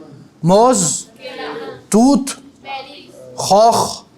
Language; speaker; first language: Arabic; non-native, fluent; Urdu